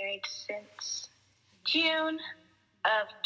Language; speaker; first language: English; native; English